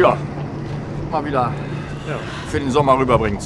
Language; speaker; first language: German; native; German